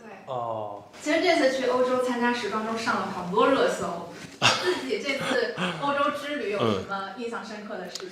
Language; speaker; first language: Chinese; native; Chinese